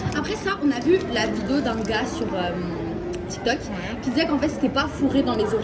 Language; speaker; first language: French; native; French